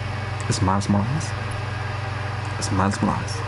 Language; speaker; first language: Spanish; native; Spanish